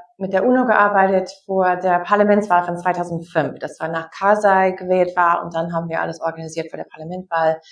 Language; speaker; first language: German; non-native, learner; English